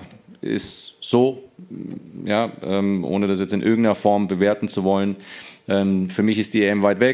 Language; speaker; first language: German; native; German